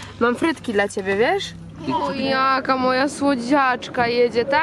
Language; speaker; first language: Polish; native; Polish